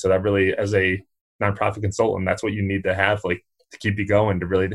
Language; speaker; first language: English; native; English